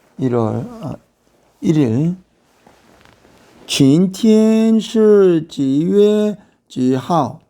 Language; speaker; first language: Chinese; non-native, learner; Korean